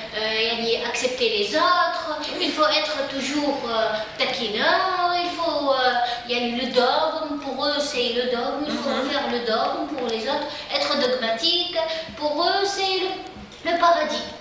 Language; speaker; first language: French; non-native, local second language; Arabic